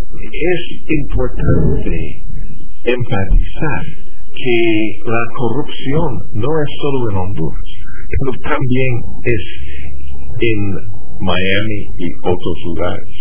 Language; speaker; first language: Spanish; non-native, fluent; English